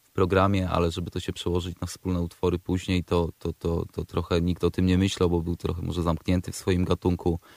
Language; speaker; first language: Polish; native; Polish